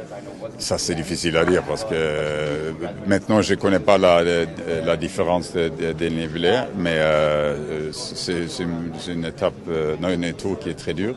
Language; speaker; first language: French; non-native, fluent; Norwegian